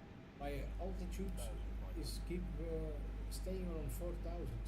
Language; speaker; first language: English; non-native, learner; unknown